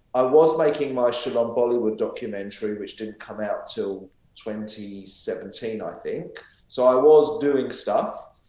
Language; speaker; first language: English; native; English